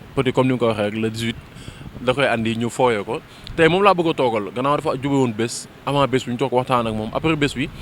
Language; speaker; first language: Wolof; native; Wolof